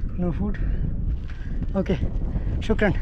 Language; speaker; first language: English; non-native, learner; Bangla